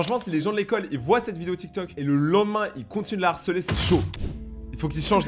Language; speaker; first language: French; native; French